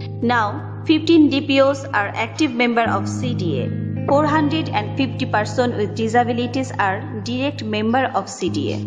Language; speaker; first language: English; non-native, local second language; Bangla